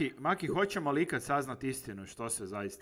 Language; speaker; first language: Croatian; native; Croatian